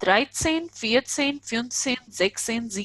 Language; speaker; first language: German; non-native, fluent; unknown